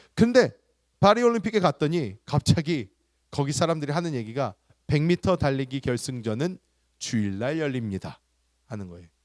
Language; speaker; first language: Korean; early bilingual, heritage; Korean